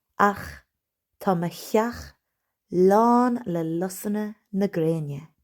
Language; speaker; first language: Irish; non-native, local second language; English